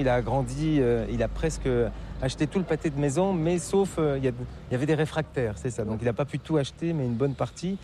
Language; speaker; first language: French; native; French